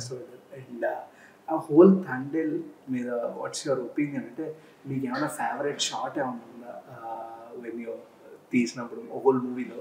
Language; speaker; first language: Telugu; native; Telugu